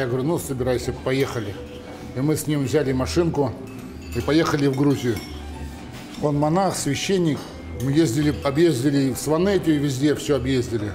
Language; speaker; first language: Russian; native; Russian